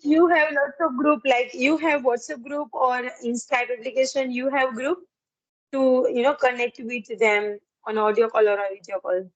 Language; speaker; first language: English; non-native, learner; Gujarati